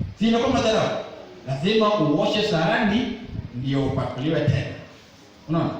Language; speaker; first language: Swahili; non-native, local second language; Luo (Kenya and Tanzania)